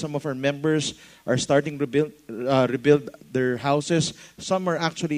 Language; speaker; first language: English; non-native, local second language; Filipino